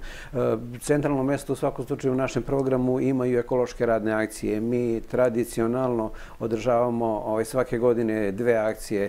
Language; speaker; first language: Serbian; native; Serbian